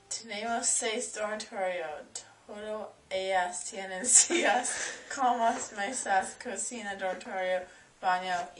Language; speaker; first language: Spanish; non-native, learner; English